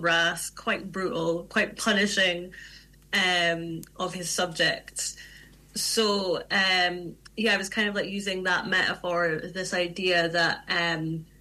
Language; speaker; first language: English; native; English